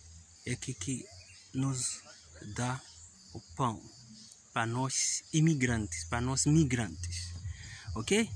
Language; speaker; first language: Portuguese; non-native, fluent; Haitian Creole